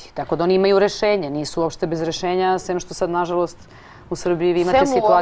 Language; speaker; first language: Croatian; native; Croatian